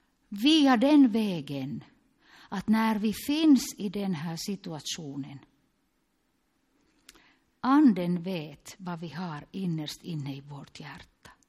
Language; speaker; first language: Swedish; non-native, local second language; Finnish